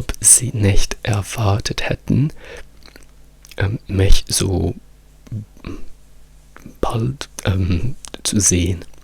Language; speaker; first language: German; non-native, fluent; Italian